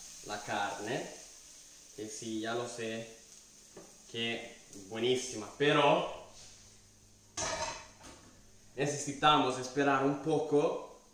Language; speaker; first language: Spanish; non-native, fluent; Italian